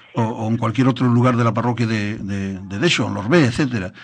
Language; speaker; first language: Spanish; non-native, local second language; Galician